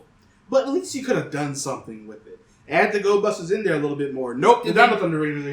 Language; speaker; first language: English; native; English